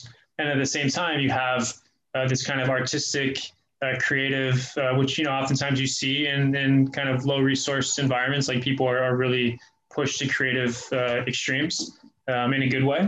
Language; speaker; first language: English; native; English